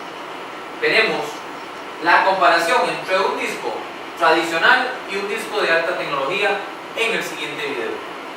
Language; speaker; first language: Spanish; native; Spanish